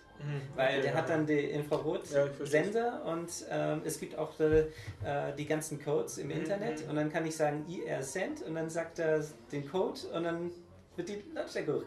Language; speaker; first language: German; native; German